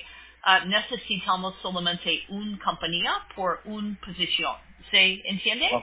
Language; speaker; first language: Spanish; non-native, learner; English